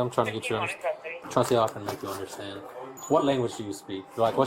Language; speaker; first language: English; native; English